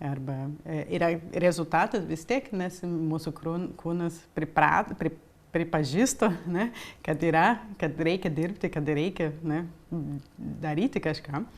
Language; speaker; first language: Lithuanian; early bilingual, heritage; Lithuanian